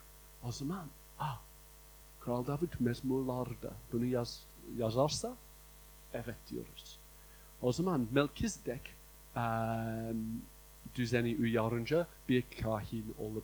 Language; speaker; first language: Turkish; non-native, fluent; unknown